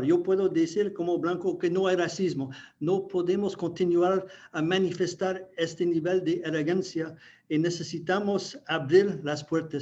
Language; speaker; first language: Spanish; non-native, fluent; English